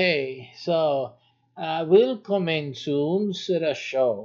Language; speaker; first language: German; non-native, learner; English